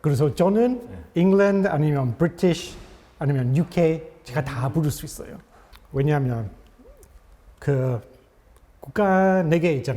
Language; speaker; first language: Korean; non-native, fluent; English